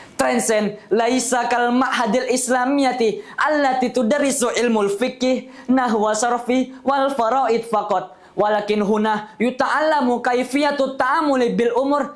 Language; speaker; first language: Arabic; non-native, learner; Indonesian